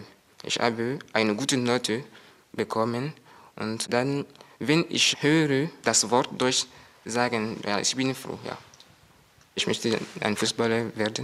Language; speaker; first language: German; non-native, learner; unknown